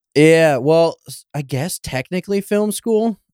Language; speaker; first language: English; native; English